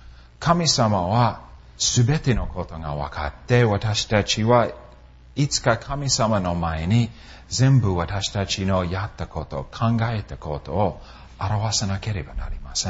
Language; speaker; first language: Japanese; non-native, fluent; English